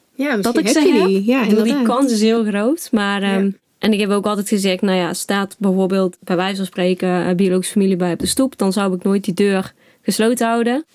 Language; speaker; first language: Dutch; native; Dutch